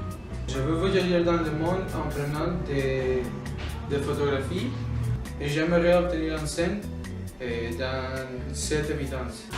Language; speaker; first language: French; non-native, learner; Spanish